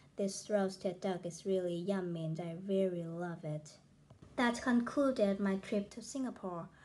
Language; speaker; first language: English; non-native, fluent; Vietnamese